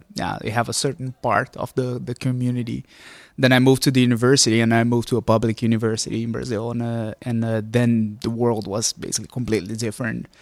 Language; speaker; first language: English; non-native, fluent; Portuguese